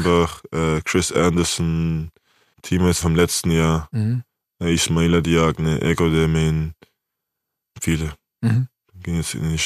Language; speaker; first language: German; native; German